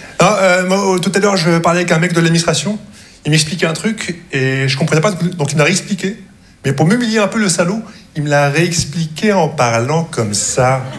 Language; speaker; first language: French; non-native, local second language; Arabic